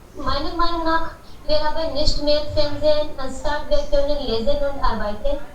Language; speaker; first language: German; non-native, learner; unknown